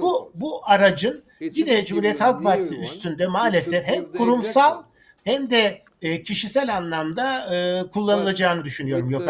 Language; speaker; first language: Turkish; native; Turkish